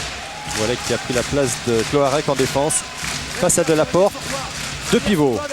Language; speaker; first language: French; native; French